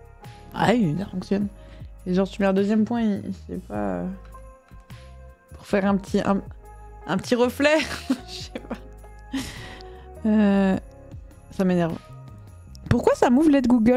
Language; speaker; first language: French; native; French